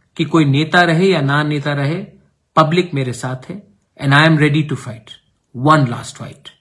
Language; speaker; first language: Hindi; non-native, local second language; Kok Borok